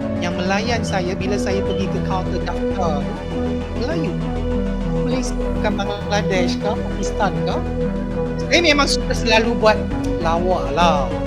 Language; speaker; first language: Malay; non-native, local second language; Chinese